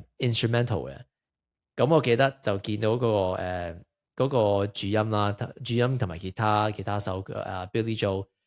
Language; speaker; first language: Cantonese; native; Cantonese